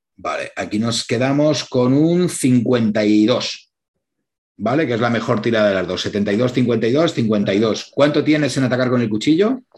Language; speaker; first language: Spanish; native; Spanish